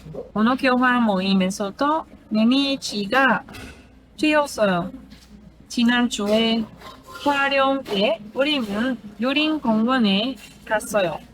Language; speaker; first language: Korean; non-native, learner; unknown